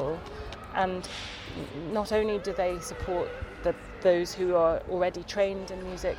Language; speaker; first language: English; native; English